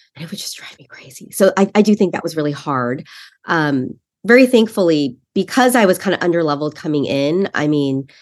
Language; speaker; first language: English; native; English